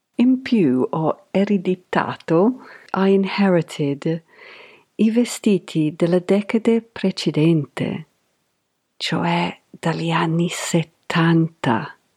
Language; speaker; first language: Italian; non-native, fluent; English